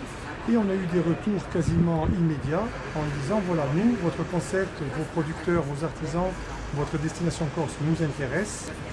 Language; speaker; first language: French; native; French